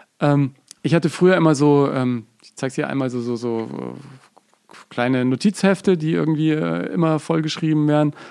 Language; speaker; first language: German; native; German